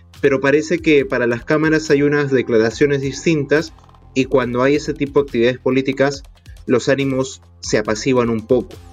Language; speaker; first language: Spanish; native; Spanish